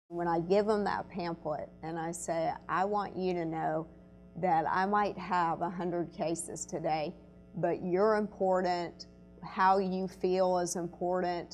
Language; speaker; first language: English; native; English